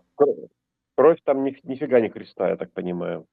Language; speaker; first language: Russian; native; Russian